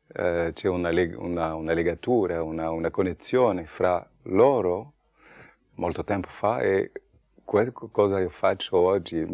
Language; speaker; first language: Italian; non-native, fluent; French